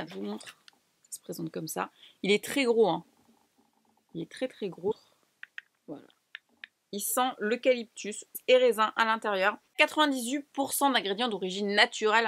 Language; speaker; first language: French; native; French